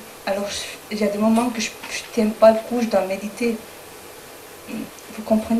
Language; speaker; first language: French; non-native, fluent; Spanish